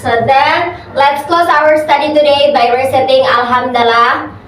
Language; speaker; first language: English; non-native, learner; Indonesian